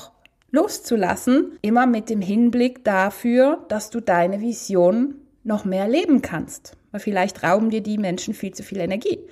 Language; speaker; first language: German; native; German